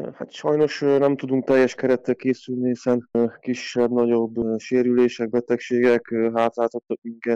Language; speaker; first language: Hungarian; native; Hungarian